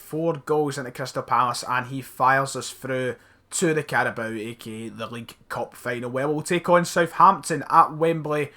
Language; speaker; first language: English; native; English